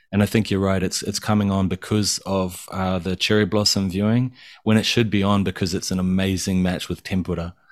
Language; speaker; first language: English; native; English